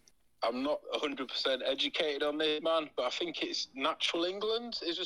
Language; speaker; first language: English; native; English